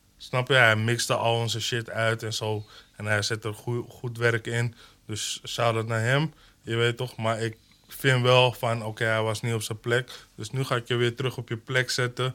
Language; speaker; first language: Dutch; early bilingual, other home language; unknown